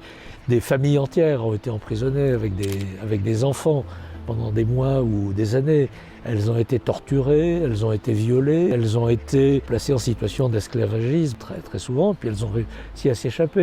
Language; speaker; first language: French; native; French